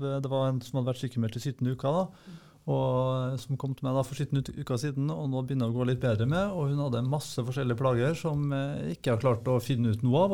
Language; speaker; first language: Norwegian; native; Norwegian